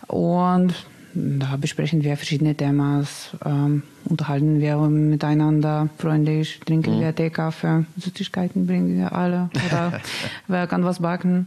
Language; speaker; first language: German; non-native, learner; Russian